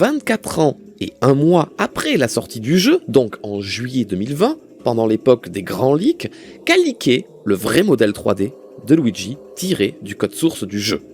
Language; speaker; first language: French; native; French